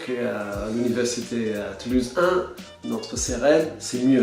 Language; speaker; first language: French; non-native, fluent; English